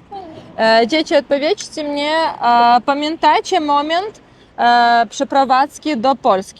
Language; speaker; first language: Polish; non-native, learner; Russian